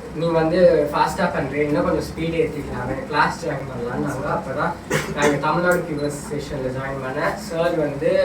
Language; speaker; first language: Tamil; native; Tamil